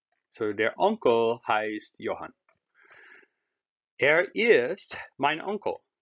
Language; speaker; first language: German; non-native, fluent; English